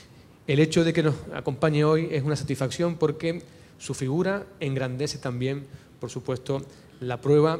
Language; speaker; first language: Spanish; native; Spanish